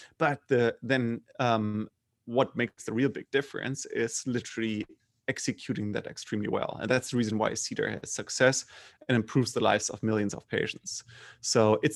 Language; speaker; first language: English; non-native, fluent; German